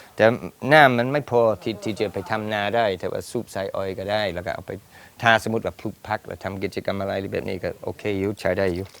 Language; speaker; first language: Thai; non-native, fluent; English